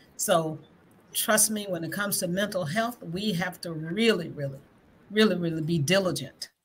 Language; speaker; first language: English; native; English